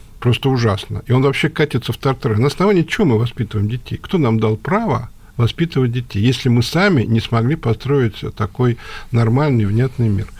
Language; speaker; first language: Russian; native; Russian